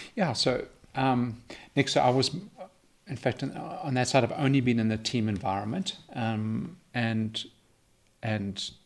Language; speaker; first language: English; native; English